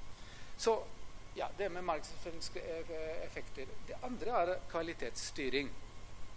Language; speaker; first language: Norwegian; non-native, fluent; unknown